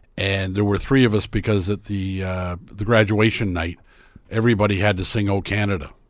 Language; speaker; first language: English; native; English